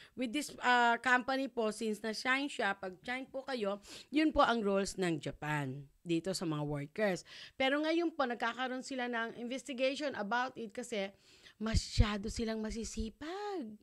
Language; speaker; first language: Filipino; native; Filipino